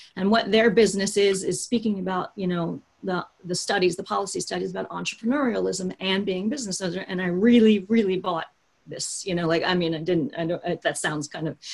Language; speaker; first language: English; native; English